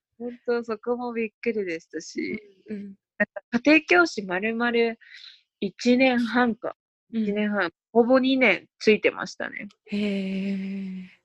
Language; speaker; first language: Japanese; early bilingual, other home language; Spanish